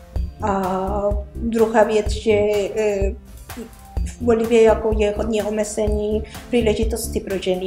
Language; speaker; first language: Czech; non-native, learner; Spanish